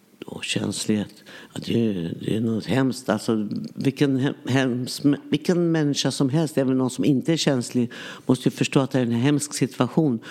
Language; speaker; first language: Swedish; early bilingual, other home language; Yiddish